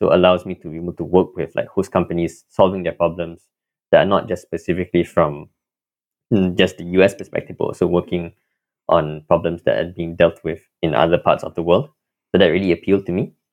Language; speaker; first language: English; non-native, local second language; Malay